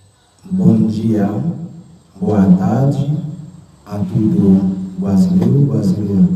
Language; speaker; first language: Portuguese; non-native, learner; Haitian Creole